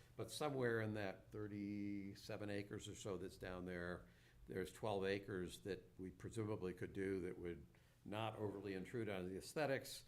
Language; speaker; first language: English; native; English